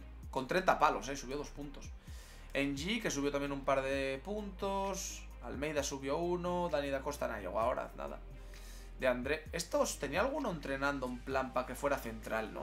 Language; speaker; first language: Spanish; native; Spanish